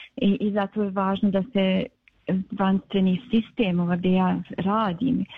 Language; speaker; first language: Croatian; early bilingual, heritage; Bosnian